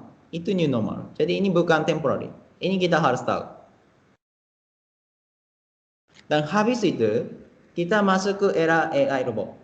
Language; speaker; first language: Indonesian; non-native, fluent; Japanese